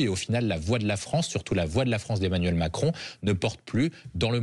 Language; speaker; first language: French; native; French